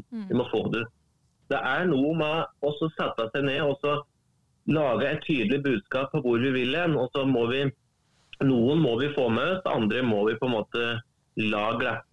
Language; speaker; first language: Norwegian; native; Norwegian